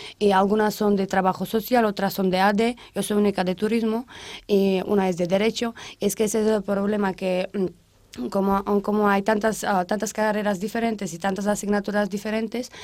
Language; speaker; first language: Spanish; non-native, fluent; Slovak